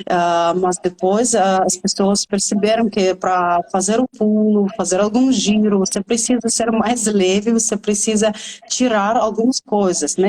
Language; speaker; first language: Portuguese; non-native, fluent; Russian